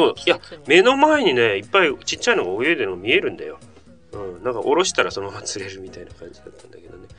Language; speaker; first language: Japanese; native; Japanese